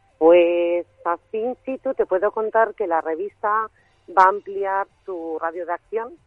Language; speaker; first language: Spanish; native; Spanish